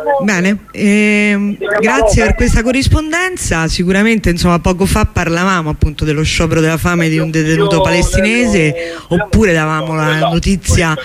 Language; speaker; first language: Italian; native; Italian